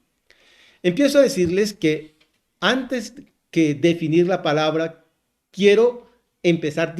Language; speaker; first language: Spanish; native; Spanish